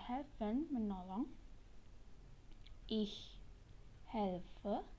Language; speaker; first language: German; non-native, fluent; Indonesian